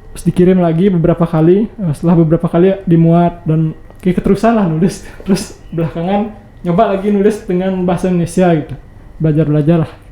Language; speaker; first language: Indonesian; non-native, local second language; Balinese